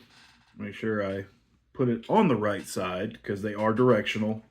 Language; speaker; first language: English; native; English